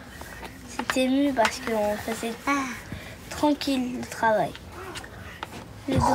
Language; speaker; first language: French; early bilingual, other home language; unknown